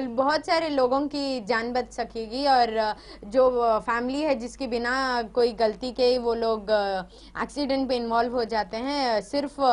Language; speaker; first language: Hindi; native; Hindi